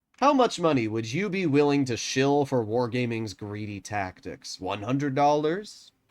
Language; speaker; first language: English; native; English